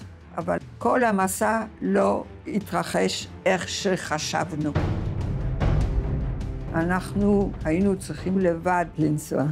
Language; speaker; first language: Hebrew; non-native, fluent; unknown